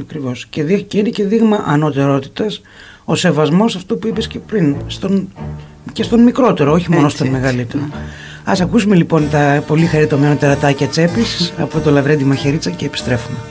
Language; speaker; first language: Greek; native; Greek